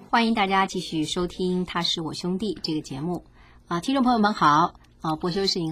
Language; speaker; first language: Chinese; native; Chinese